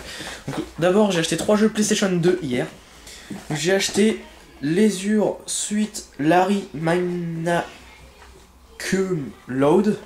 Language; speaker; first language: French; native; French